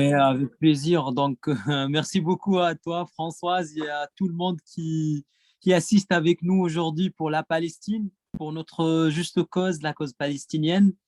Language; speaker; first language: French; non-native, fluent; Arabic